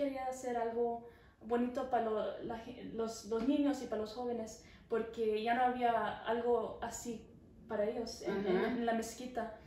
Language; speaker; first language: Spanish; early bilingual, heritage; Spanish